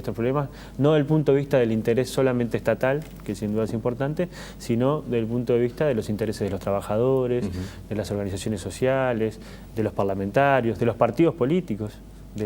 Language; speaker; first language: Spanish; native; Spanish